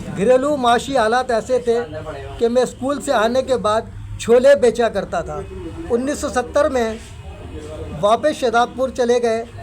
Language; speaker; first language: Urdu; non-native, local second language; Sindhi